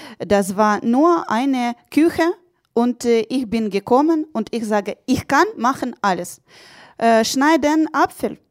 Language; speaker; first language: German; non-native, learner; Ukrainian